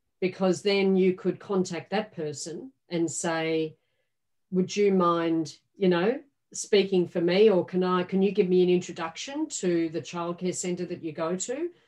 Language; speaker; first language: English; native; English